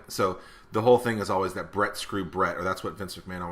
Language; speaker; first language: English; native; English